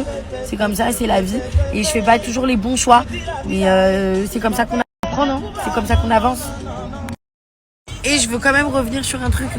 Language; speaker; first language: French; native; French